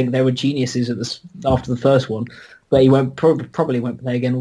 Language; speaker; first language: English; native; English